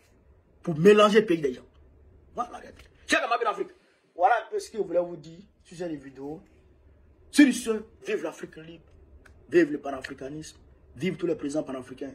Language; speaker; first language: French; non-native, local second language; Bambara